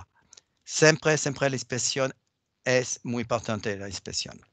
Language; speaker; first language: Spanish; non-native, learner; French